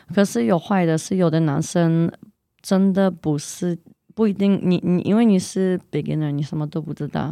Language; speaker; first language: Chinese; non-native, fluent; English